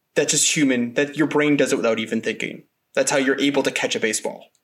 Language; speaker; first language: English; native; English